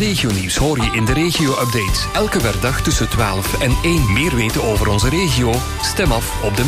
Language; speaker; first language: Dutch; native; Dutch